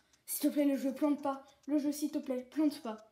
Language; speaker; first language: French; native; French